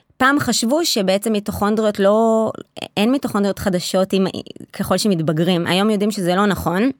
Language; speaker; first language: Hebrew; native; Hebrew